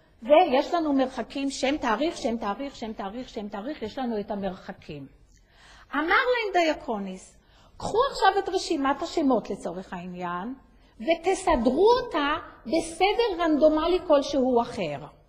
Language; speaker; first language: Hebrew; native; Hebrew